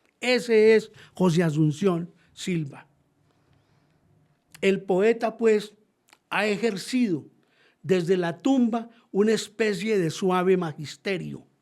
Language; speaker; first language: Spanish; native; Spanish